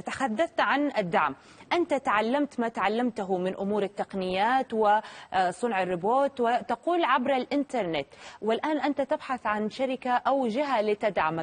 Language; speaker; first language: Arabic; native; Arabic